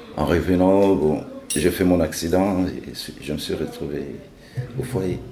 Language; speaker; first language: French; non-native, local second language; Lingala